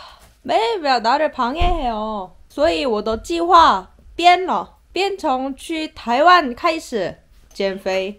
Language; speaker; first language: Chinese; non-native, fluent; Korean